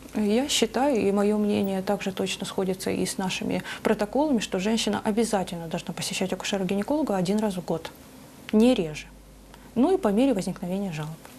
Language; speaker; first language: Russian; native; Russian